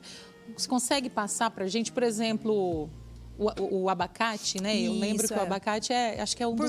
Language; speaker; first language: Portuguese; native; Portuguese